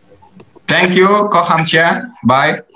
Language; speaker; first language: English; non-native, learner; Polish